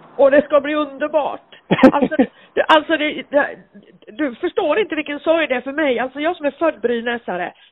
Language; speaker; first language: Swedish; native; Swedish